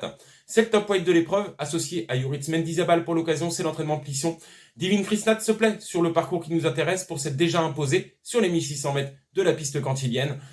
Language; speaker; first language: French; native; French